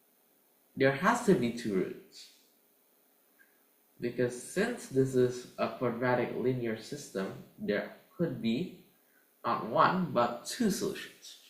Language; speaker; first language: English; non-native, fluent; Indonesian